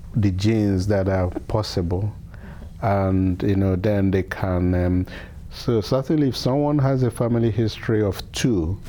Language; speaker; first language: English; non-native, local second language; Igbo